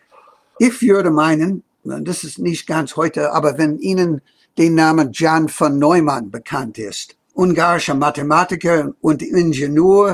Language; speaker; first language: German; non-native, fluent; English